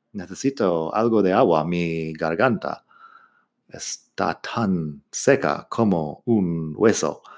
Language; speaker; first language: Spanish; non-native, fluent; English